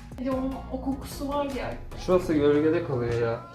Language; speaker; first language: Turkish; native; Turkish